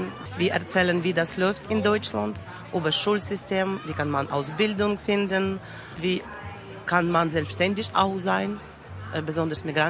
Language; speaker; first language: German; non-native, learner; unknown